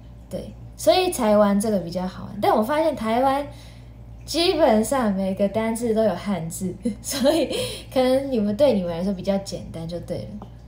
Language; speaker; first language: Chinese; non-native, fluent; Japanese